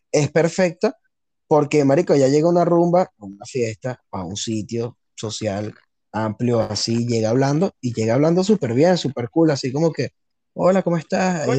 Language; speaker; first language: Spanish; native; Spanish